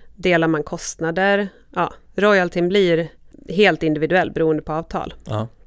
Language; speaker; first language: Swedish; native; Swedish